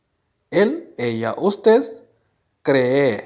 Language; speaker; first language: Spanish; non-native, fluent; Urdu